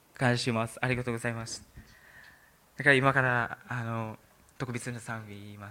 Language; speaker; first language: Japanese; non-native, learner; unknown